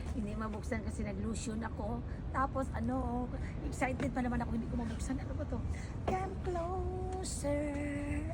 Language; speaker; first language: Filipino; native; Filipino